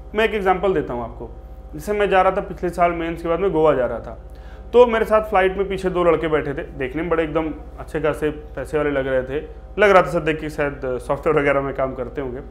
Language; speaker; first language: Hindi; native; Hindi